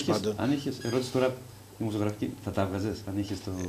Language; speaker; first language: Greek; native; Greek